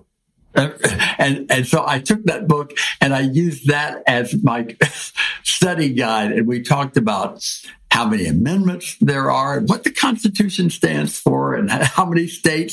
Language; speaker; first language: English; native; English